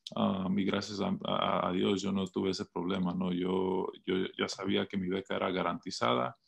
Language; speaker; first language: Spanish; early bilingual, heritage; Spanish